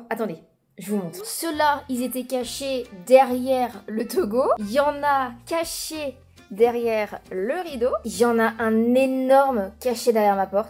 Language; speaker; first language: French; native; French